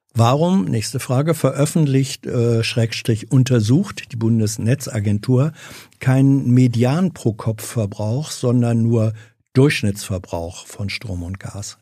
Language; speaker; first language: German; native; German